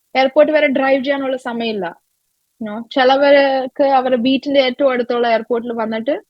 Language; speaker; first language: Malayalam; early bilingual, other home language; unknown